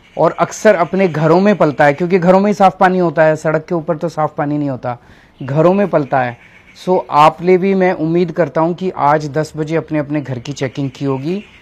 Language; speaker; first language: Hindi; native; Hindi